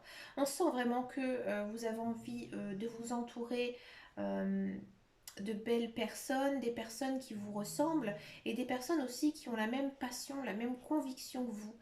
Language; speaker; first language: French; native; French